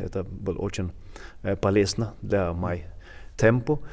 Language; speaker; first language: Russian; non-native, learner; Swedish